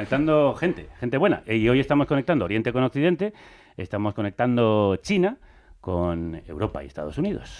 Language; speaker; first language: Spanish; native; Spanish